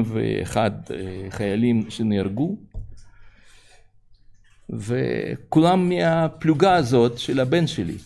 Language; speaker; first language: Hebrew; non-native, fluent; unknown